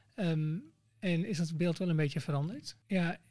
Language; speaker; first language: Dutch; native; Dutch